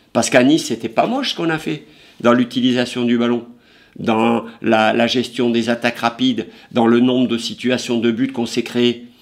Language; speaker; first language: French; native; French